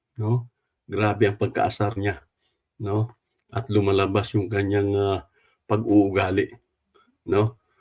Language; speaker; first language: Filipino; non-native, local second language; Cebuano